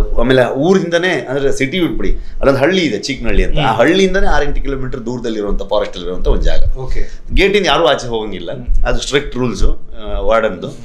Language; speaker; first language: Kannada; native; Kannada